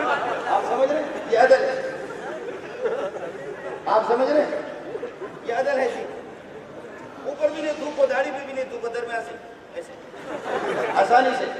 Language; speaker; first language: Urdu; non-native, local second language; Brahui